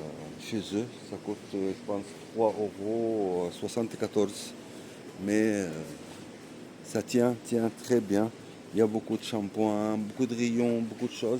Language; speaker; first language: French; non-native, learner; Arabic